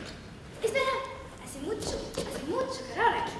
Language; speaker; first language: Spanish; non-native, learner; French